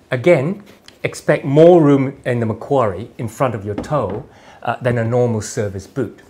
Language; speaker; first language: English; native; English